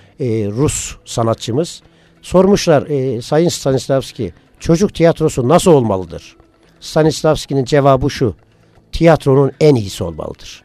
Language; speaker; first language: Turkish; native; Turkish